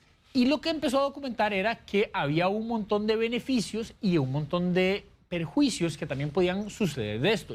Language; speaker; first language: Spanish; native; Spanish